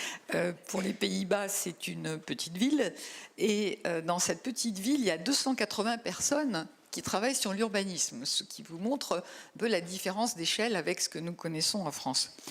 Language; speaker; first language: French; native; French